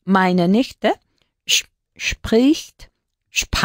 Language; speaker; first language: German; non-native, learner; Spanish